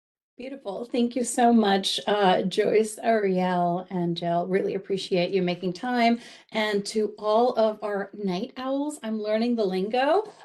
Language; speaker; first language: English; native; English